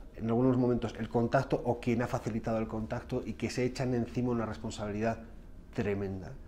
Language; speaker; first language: Spanish; native; Spanish